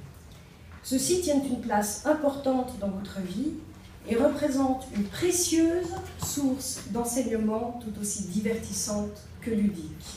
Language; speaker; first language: French; native; French